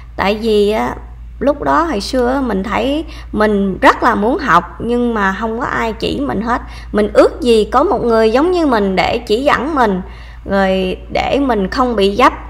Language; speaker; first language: Vietnamese; early bilingual, heritage; Vietnamese